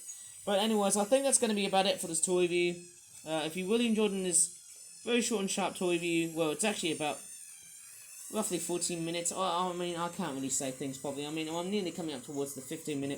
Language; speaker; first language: English; native; English